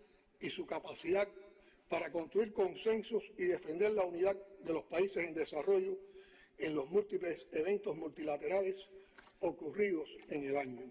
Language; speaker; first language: Spanish; native; Spanish